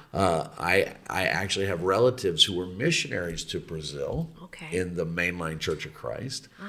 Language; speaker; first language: English; native; English